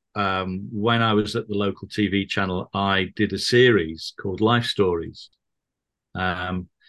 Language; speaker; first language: English; native; English